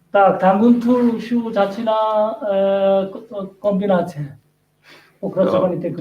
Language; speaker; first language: Czech; non-native, learner; Korean